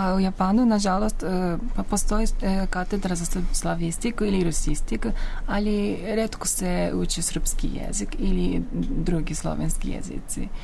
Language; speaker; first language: Serbian; non-native, fluent; Japanese